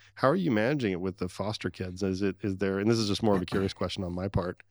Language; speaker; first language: English; early bilingual, other home language; Arabic